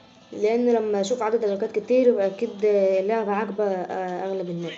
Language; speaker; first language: Arabic; native; Arabic